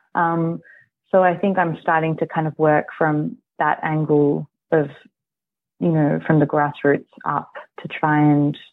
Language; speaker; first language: English; early bilingual, heritage; English